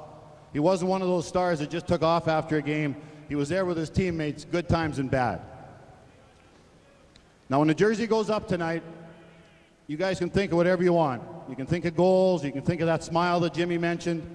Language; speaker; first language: English; native; English